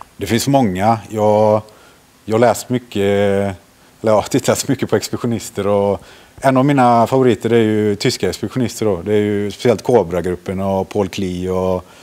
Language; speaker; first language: Swedish; early bilingual, other home language; Finnish